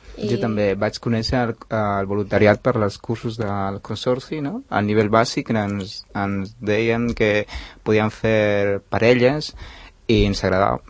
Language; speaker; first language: Catalan; non-native, fluent; Spanish